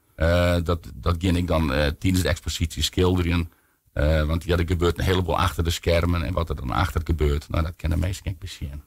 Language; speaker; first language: Dutch; non-native, local second language; Western Frisian